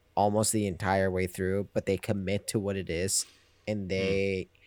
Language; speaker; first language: English; non-native, fluent; Spanish